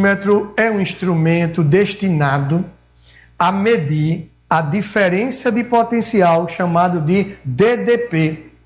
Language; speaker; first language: Portuguese; native; Portuguese